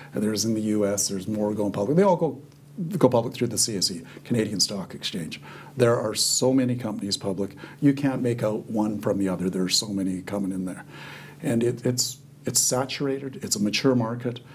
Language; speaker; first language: English; native; English